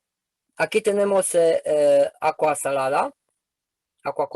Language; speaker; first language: Spanish; non-native, fluent; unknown